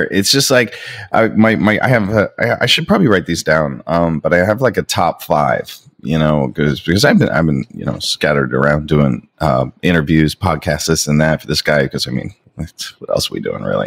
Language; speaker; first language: English; native; English